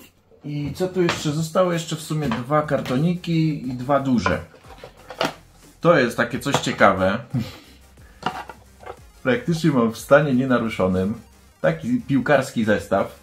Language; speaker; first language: Polish; native; Polish